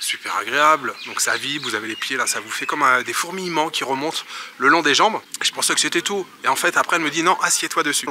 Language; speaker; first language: French; native; French